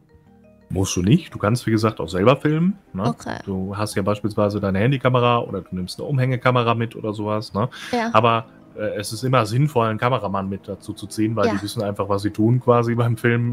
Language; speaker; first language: German; native; German